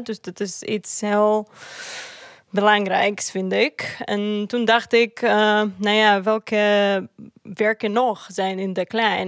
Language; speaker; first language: Dutch; non-native, fluent; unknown